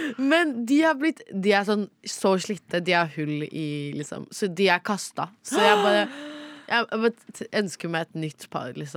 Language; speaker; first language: Norwegian; native; Norwegian